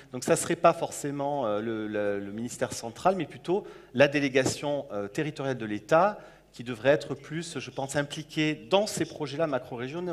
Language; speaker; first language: French; native; French